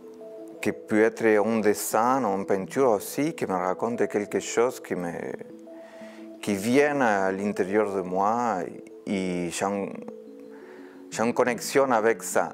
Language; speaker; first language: French; non-native, fluent; Spanish